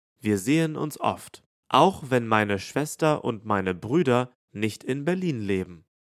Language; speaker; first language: German; native; German